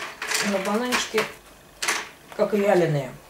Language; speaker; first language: Russian; native; Russian